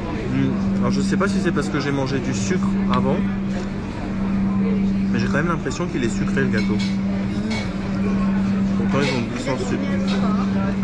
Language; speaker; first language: French; native; French